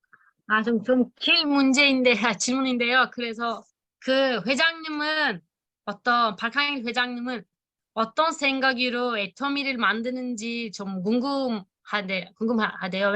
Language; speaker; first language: Korean; non-native, learner; Turkish